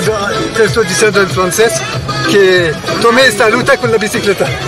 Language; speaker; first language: Spanish; non-native, learner; French